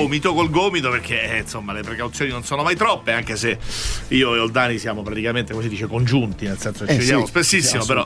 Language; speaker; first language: Italian; native; Italian